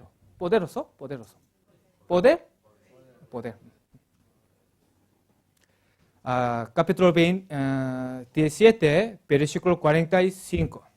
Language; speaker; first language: Spanish; non-native, learner; Korean